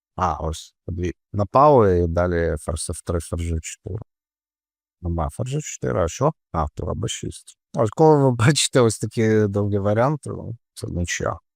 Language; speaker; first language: Ukrainian; non-native, local second language; Russian